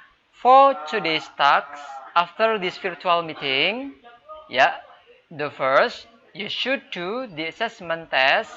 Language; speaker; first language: English; non-native, fluent; Indonesian